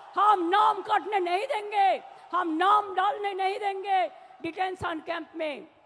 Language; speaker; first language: Hindi; non-native, local second language; Bangla